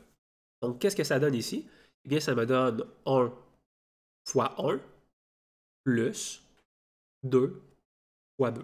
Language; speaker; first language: French; native; French